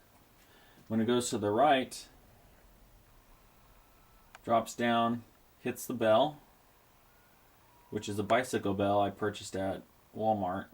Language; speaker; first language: English; native; English